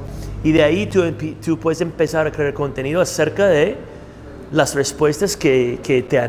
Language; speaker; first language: Spanish; non-native, fluent; English